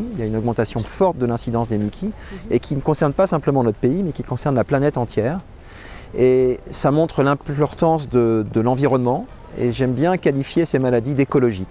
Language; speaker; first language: French; native; French